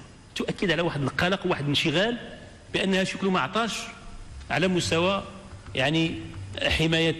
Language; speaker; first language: Arabic; native; Arabic